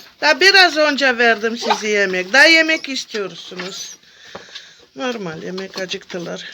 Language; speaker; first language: Turkish; non-native, learner; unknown